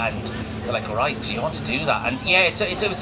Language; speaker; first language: English; native; English